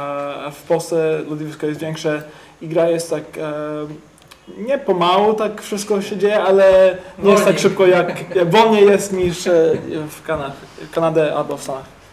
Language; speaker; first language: Polish; early bilingual, heritage; English